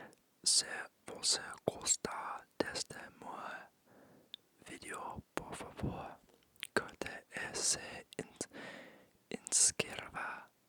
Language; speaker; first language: Portuguese; non-native, learner; English